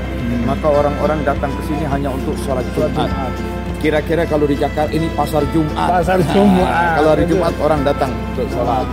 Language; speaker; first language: Indonesian; native; Indonesian